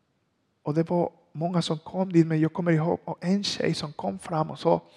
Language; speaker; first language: Swedish; non-native, learner; Spanish